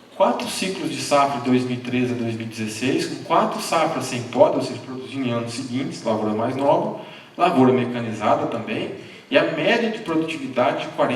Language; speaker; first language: Portuguese; native; Portuguese